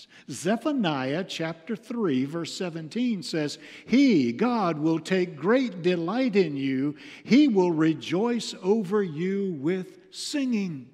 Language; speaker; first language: English; native; English